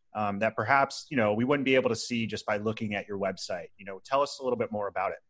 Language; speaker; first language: English; native; English